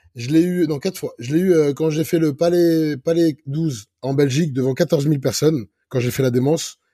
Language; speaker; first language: French; native; French